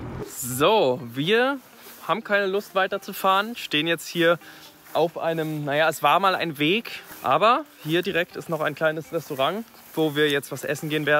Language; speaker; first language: German; native; German